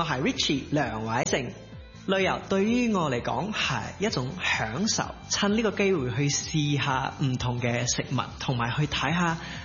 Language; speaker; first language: Cantonese; early bilingual, heritage; Cantonese